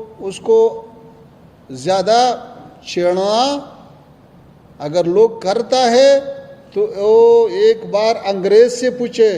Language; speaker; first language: Hindi; non-native, learner; Pashto